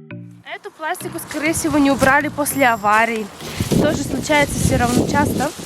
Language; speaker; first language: Russian; early bilingual, heritage; Russian